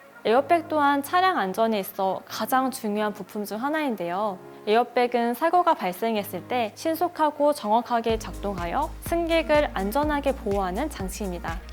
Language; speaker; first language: Korean; native; Korean